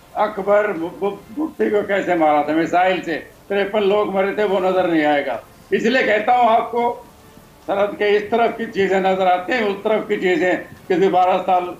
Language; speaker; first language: Hindi; native; Hindi